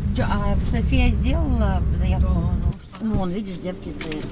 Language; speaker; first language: Russian; native; Russian